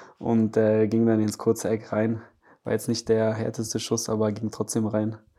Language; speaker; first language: German; early bilingual, other home language; Polish